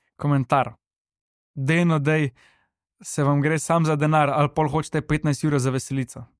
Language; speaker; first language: Slovenian; non-native, local second language; Serbian